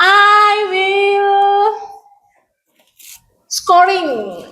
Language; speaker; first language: English; non-native, learner; Indonesian